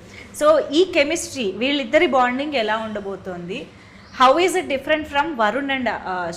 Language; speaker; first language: Telugu; native; Telugu